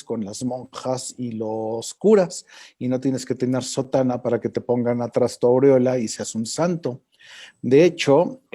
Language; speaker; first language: Spanish; native; Spanish